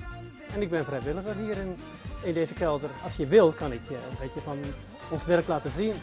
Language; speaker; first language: Dutch; native; Dutch